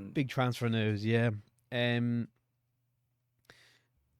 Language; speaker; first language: English; native; English